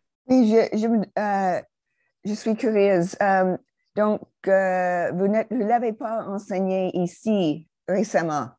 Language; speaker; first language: French; non-native, fluent; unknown